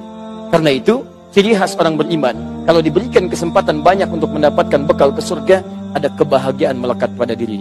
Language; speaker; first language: Indonesian; native; Indonesian